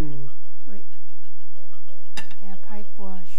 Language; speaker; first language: French; non-native, learner; Thai